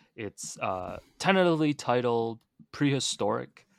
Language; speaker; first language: English; early bilingual, other home language; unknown